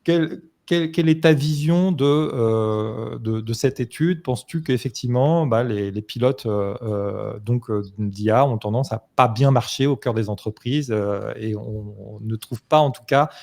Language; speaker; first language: French; native; French